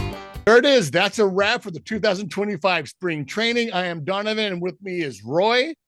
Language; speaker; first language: English; native; English